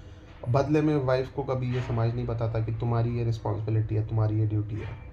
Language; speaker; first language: Hindi; native; Hindi